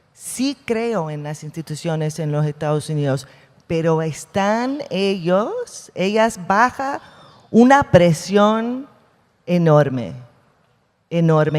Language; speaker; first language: Spanish; non-native, fluent; English